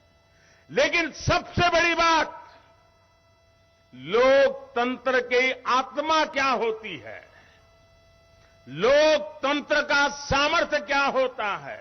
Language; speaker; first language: Hindi; non-native, local second language; Gujarati